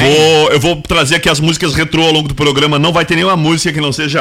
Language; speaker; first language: Portuguese; native; Portuguese